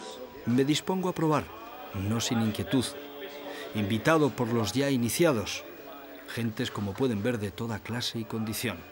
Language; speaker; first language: Spanish; native; Spanish